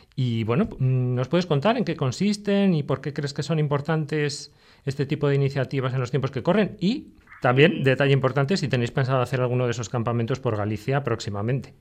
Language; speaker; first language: Spanish; native; Spanish